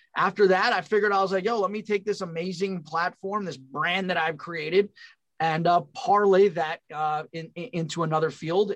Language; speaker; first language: English; native; English